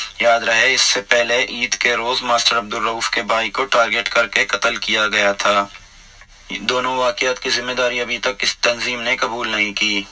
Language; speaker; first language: Urdu; non-native, local second language; Baluchi